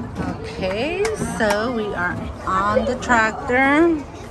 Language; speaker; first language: English; early bilingual, other home language; Spanish